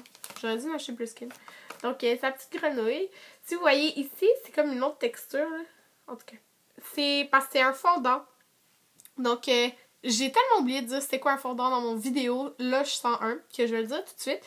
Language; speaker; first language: French; native; French